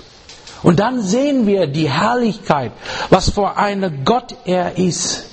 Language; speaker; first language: German; non-native, fluent; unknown